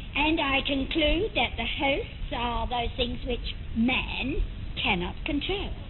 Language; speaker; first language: English; native; English